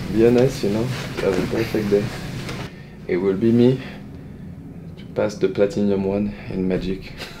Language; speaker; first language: English; non-native, fluent; French